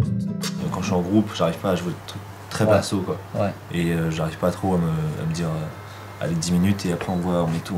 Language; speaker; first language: French; native; French